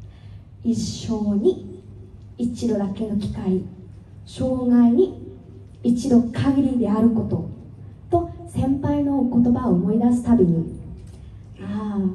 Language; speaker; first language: Japanese; non-native, fluent; Vietnamese